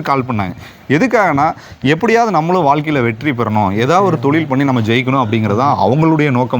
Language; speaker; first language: Tamil; native; Tamil